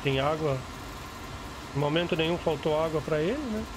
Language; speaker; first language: Portuguese; native; Portuguese